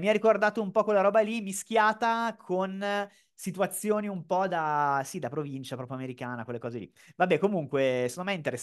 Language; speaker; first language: Italian; native; Italian